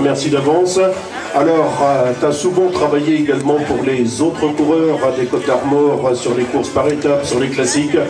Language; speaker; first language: French; native; French